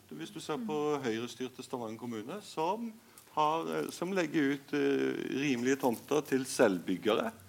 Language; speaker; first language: Norwegian; native; Norwegian